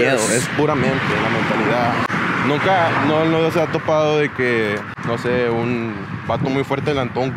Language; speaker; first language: Spanish; native; Spanish